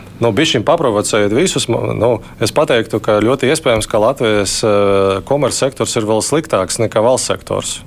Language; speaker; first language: Latvian; non-native, local second language; Russian